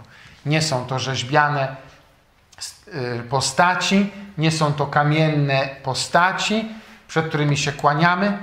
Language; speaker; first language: Polish; native; Polish